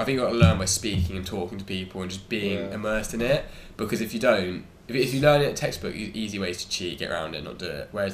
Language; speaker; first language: English; native; English